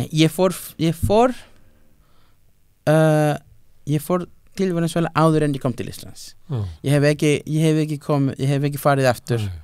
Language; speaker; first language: Icelandic; non-native, fluent; Spanish